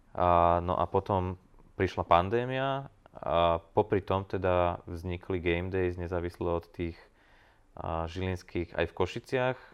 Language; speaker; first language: Slovak; native; Slovak